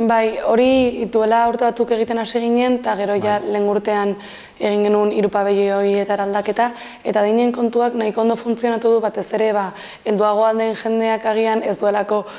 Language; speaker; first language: Basque; native; Basque